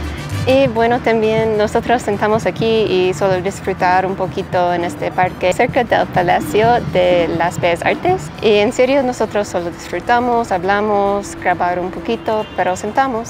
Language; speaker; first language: Spanish; non-native, learner; English